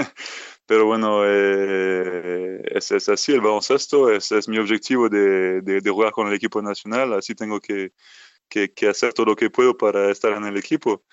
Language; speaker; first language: Spanish; non-native, fluent; French